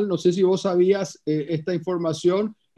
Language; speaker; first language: Spanish; native; Spanish